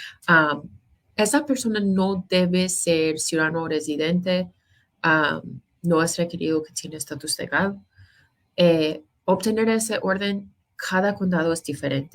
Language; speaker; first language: Spanish; non-native, fluent; English